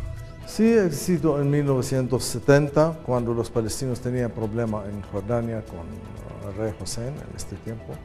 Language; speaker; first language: Spanish; non-native, fluent; Arabic